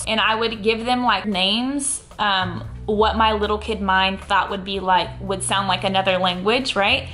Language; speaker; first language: English; native; English